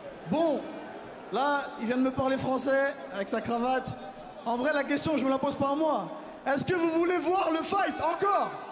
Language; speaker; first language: French; native; French